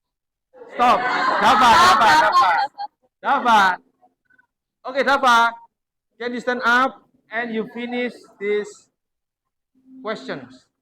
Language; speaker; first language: English; non-native, learner; Javanese